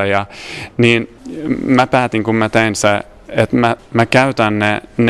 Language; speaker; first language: Finnish; non-native, fluent; Swedish